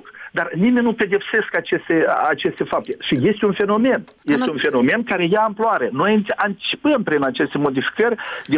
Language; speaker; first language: Romanian; native; Romanian